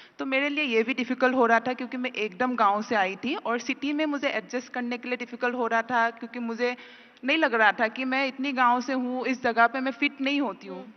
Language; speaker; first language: Hindi; non-native, local second language; Assamese